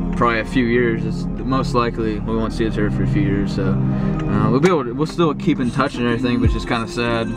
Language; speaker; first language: English; native; English